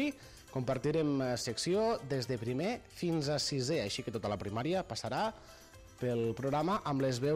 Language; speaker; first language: Catalan; native; Catalan